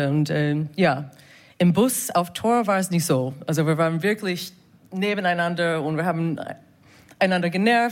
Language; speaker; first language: German; non-native, fluent; English